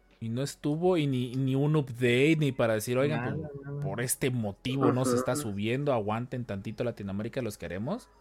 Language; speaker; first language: Spanish; native; Spanish